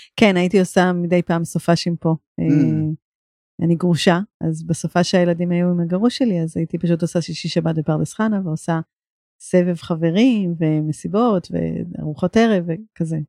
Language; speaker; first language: Hebrew; native; Hebrew